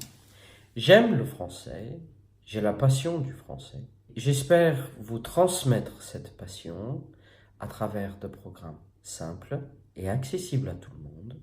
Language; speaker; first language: French; native; French